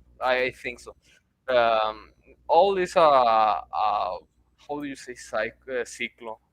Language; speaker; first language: English; non-native, learner; Spanish